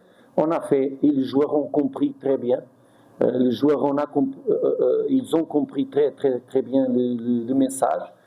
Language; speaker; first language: French; non-native, fluent; Portuguese